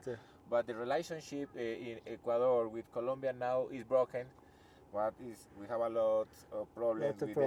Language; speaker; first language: English; non-native, learner; Spanish